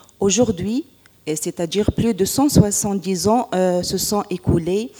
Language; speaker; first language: French; non-native, local second language; Arabic